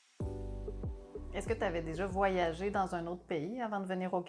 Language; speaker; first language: French; native; French